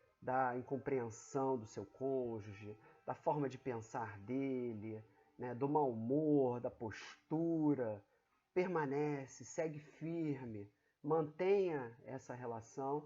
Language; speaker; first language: Portuguese; native; Portuguese